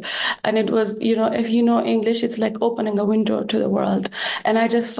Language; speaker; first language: English; non-native, fluent; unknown